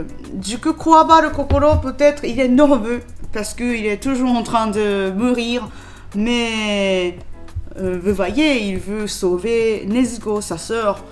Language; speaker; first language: French; non-native, learner; Japanese